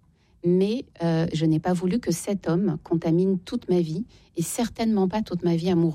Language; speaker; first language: French; native; French